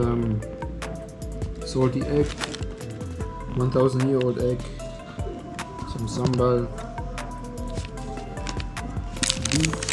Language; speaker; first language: English; non-native, fluent; German